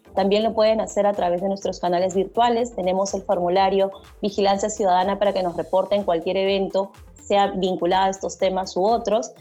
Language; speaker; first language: Spanish; native; Spanish